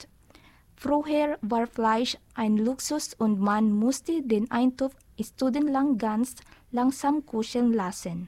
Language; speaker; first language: German; non-native, learner; Filipino